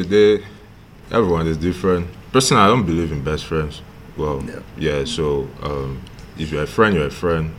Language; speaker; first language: English; non-native, local second language; French